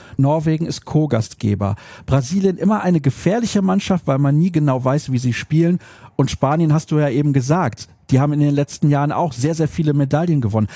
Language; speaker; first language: German; native; German